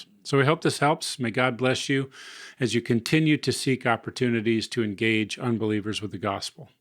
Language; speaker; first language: English; native; English